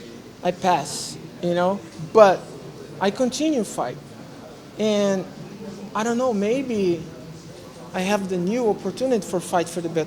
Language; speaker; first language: English; non-native, learner; Portuguese